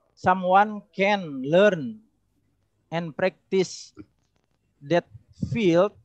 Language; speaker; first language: English; non-native, learner; Indonesian